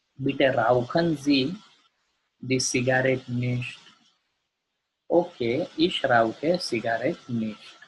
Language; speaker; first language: German; non-native, learner; Gujarati